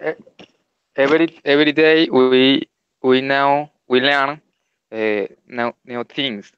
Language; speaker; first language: English; non-native, learner; Spanish